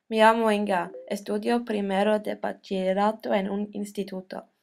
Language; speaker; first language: Spanish; non-native, learner; Norwegian